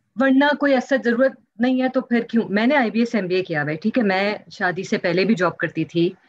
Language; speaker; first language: Urdu; native; Urdu